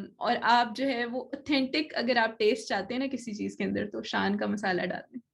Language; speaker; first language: Urdu; native; Urdu